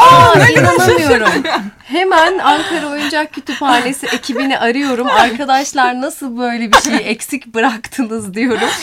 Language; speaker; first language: Turkish; native; Turkish